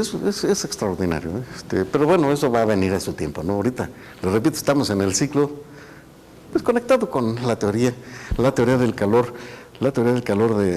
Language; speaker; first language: Spanish; native; Spanish